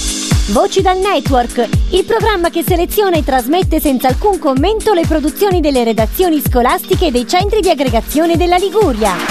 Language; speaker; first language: Italian; native; Italian